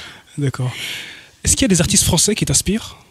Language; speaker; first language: French; native; French